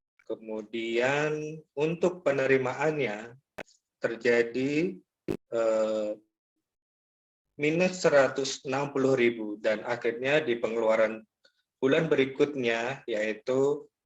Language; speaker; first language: Indonesian; native; Indonesian